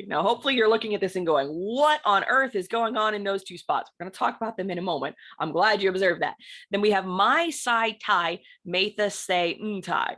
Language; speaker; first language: English; native; English